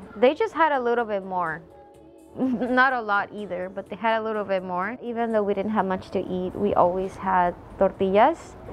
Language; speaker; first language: English; early bilingual, other home language; Spanish